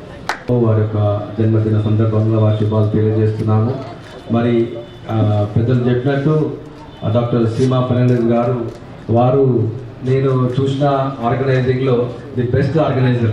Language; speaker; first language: Telugu; native; Telugu